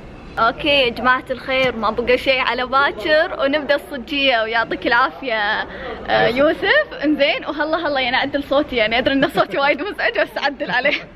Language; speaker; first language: Arabic; native; Arabic